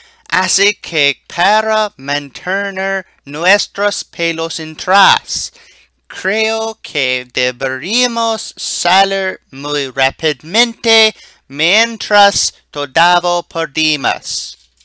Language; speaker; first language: Spanish; non-native, learner; English